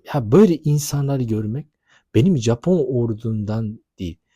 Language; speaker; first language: Turkish; non-native, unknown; Japanese